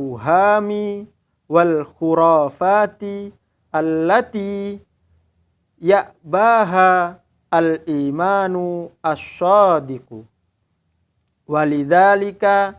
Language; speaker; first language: Arabic; non-native, fluent; Indonesian